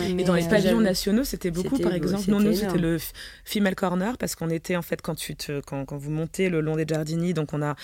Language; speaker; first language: French; native; French